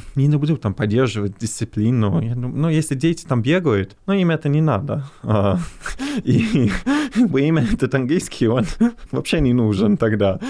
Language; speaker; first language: Russian; non-native, fluent; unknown